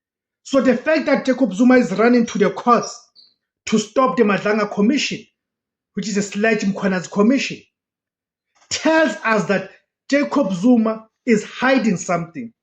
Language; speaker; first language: English; non-native, local second language; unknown